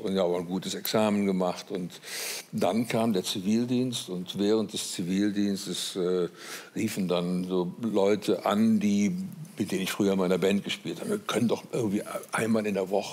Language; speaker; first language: German; native; German